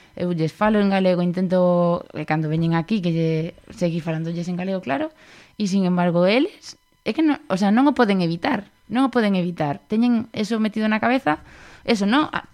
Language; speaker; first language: Galician; non-native, local second language; Spanish